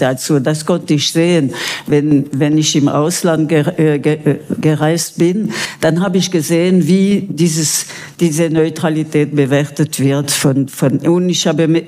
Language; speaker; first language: German; non-native, local second language; French